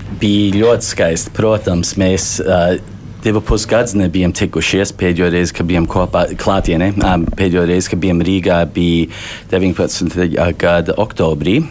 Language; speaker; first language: Latvian; early bilingual, heritage; Latvian